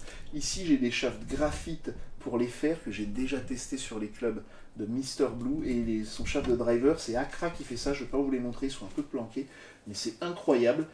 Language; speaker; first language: French; native; French